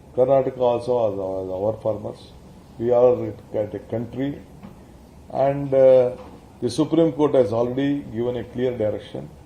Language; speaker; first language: English; non-native, local second language; Kannada